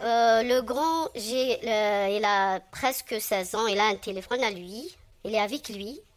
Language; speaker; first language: French; non-native, learner; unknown